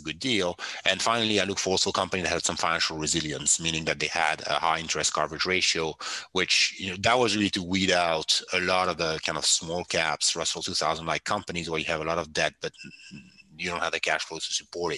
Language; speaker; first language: English; non-native, fluent; French